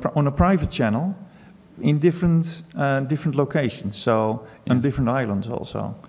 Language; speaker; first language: English; non-native, fluent; Dutch